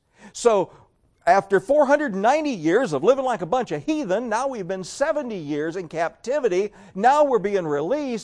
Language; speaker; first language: English; native; English